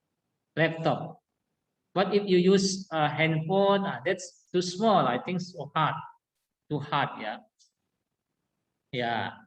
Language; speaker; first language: English; non-native, learner; Indonesian